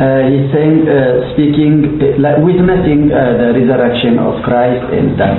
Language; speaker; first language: English; non-native, learner; Amharic